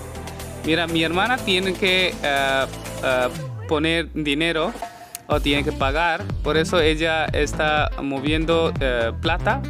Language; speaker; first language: Spanish; non-native, learner; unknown